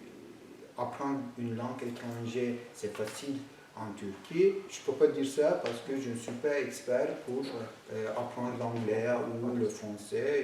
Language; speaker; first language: French; non-native, fluent; Turkish